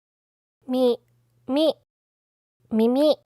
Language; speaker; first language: Japanese; native; Japanese